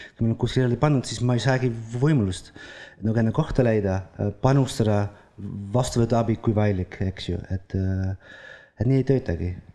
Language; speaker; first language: Estonian; non-native, fluent; Dutch